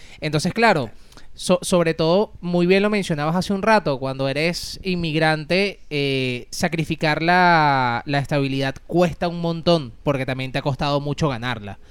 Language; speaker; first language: Spanish; native; Spanish